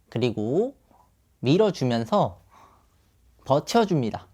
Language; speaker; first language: Korean; native; Korean